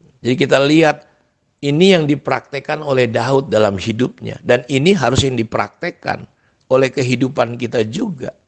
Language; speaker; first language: Indonesian; native; Indonesian